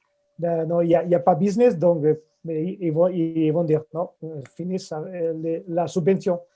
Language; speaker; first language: French; non-native, fluent; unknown